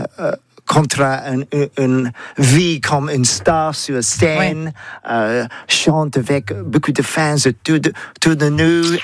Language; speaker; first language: French; non-native, learner; English